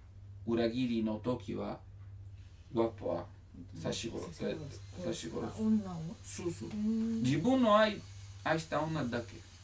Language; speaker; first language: Japanese; non-native, learner; Italian